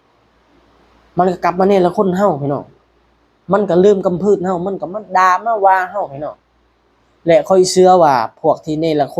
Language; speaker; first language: Thai; non-native, local second language; Lao